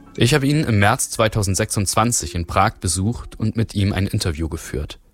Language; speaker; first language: German; native; German